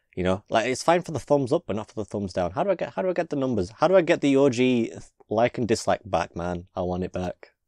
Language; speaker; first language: English; native; English